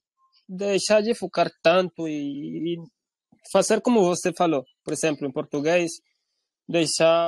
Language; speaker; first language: Portuguese; non-native, fluent; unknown